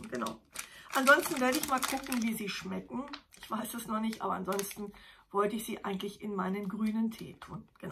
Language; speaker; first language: German; native; German